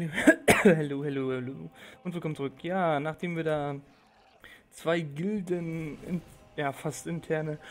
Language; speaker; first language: German; native; German